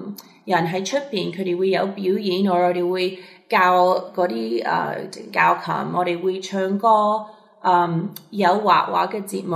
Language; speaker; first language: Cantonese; early bilingual, heritage; Cantonese